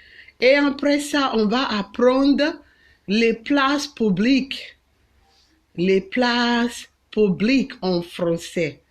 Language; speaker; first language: French; non-native, fluent; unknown